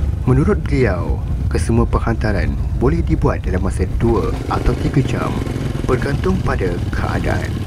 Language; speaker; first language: Malay; native; Malay